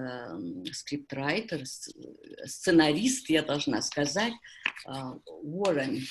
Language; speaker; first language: Russian; native; Russian